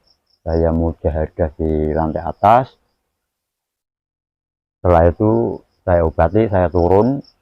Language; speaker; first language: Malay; non-native, local second language; Javanese